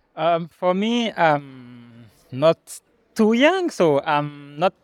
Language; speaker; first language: English; non-native, learner; French